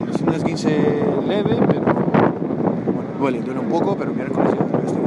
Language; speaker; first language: Spanish; native; Spanish